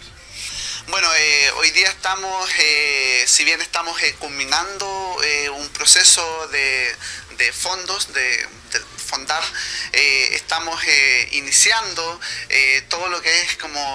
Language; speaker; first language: Spanish; native; Spanish